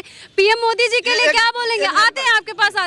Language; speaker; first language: Hindi; native; Hindi